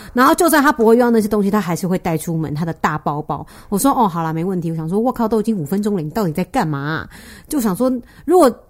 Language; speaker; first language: Chinese; native; Chinese